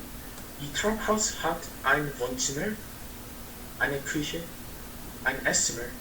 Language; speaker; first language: German; non-native, learner; English